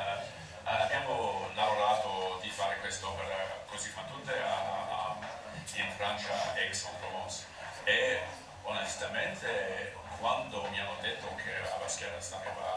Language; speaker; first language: Italian; non-native, learner; English